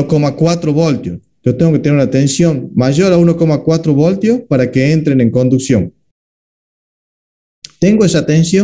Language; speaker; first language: Spanish; native; Spanish